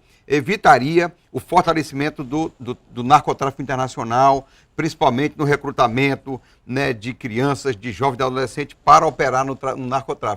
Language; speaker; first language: Portuguese; native; Portuguese